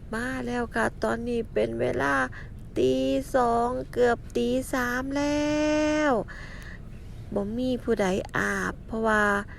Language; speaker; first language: Thai; native; Thai